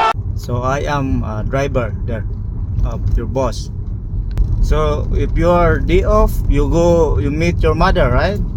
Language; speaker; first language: English; non-native, learner; Nepali